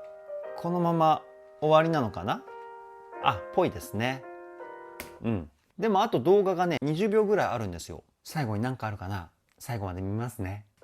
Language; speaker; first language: Japanese; native; Japanese